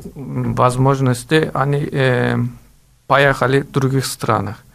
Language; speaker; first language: Russian; non-native, learner; Turkish